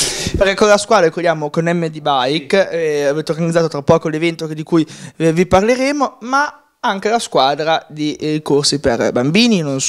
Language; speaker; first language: Italian; native; Italian